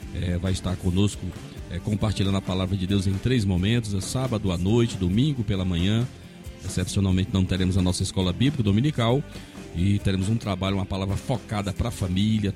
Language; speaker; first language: Portuguese; native; Portuguese